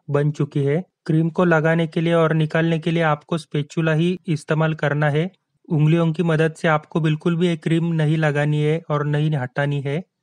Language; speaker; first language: Hindi; native; Hindi